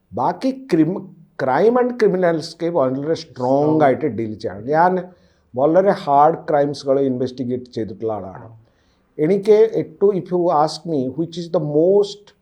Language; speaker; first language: Malayalam; non-native, local second language; Odia